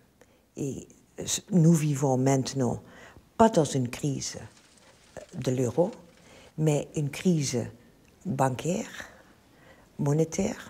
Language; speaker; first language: French; non-native, fluent; Dutch